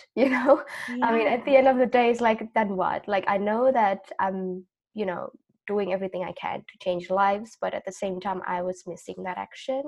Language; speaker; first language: English; non-native, fluent; Indonesian